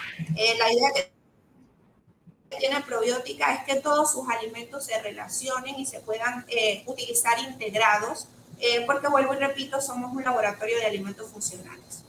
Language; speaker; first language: Spanish; native; Spanish